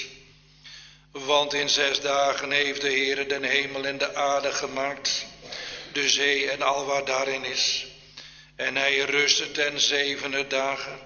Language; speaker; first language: Dutch; native; Dutch